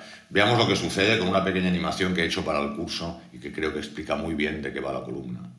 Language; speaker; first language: Spanish; native; Spanish